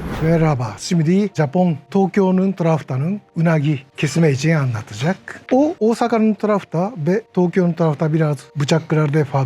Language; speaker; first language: Turkish; non-native, learner; Japanese